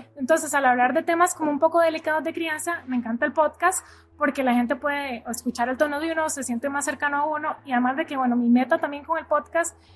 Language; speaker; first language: Spanish; native; Spanish